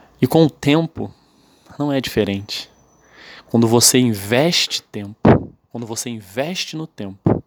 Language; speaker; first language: Portuguese; native; Portuguese